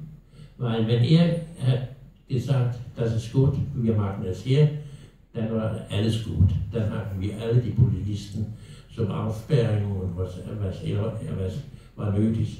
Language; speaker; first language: German; non-native, learner; Danish